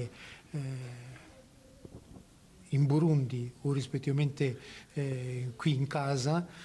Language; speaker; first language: Italian; native; Italian